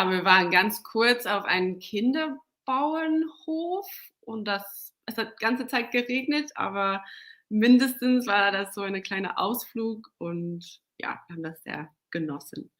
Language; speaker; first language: German; non-native, fluent; English